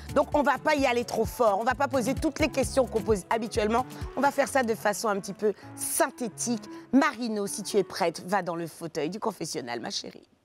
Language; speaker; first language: French; native; French